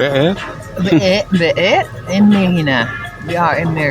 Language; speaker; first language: English; non-native, fluent; Dutch